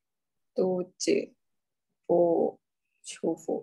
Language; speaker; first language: Chinese; non-native, learner; Thai